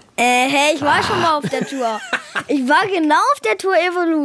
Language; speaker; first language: German; native; German